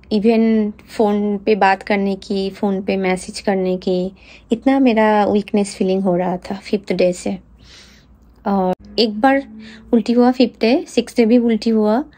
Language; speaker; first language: Hindi; non-native, local second language; Bangla